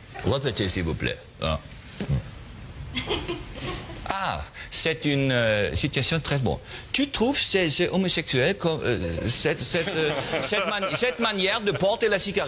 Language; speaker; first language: French; non-native, learner; German